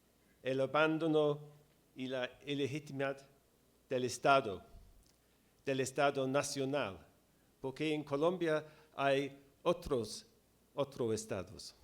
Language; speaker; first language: Spanish; non-native, fluent; English